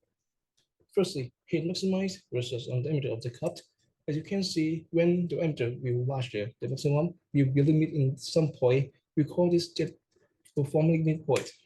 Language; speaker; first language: English; non-native, learner; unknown